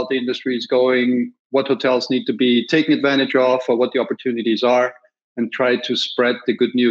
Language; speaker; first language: English; non-native, fluent; German